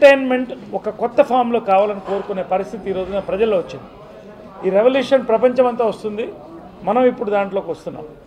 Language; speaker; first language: Telugu; native; Telugu